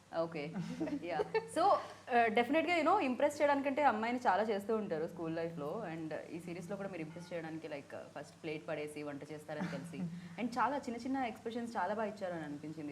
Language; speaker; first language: Telugu; native; Telugu